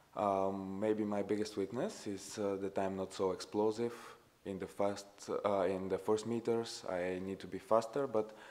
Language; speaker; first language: English; non-native, fluent; Bulgarian